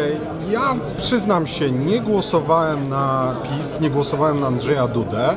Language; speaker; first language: Polish; native; Polish